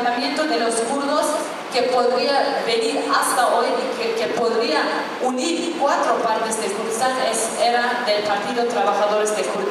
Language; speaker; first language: Spanish; non-native, fluent; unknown